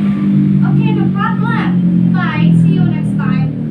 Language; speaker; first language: English; non-native, learner; Indonesian